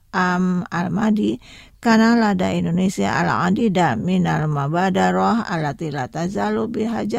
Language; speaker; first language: Arabic; non-native, fluent; Indonesian